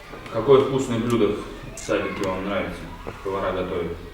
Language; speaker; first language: Russian; native; Russian